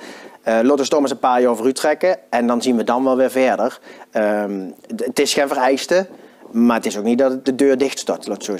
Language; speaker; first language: Dutch; native; Dutch